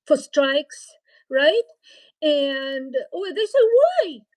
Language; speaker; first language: English; non-native, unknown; Ukrainian